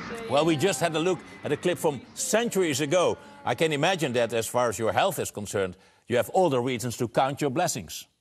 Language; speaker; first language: English; non-native, fluent; Dutch